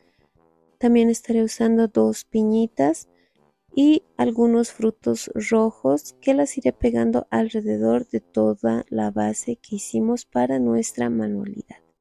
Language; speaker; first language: Spanish; native; Spanish